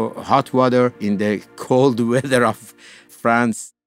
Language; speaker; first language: English; non-native, fluent; Persian